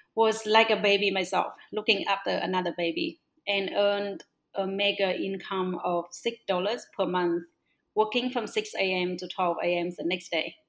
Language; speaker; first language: English; non-native, fluent; Vietnamese